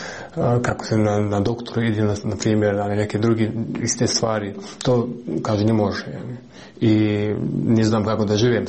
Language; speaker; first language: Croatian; non-native, learner; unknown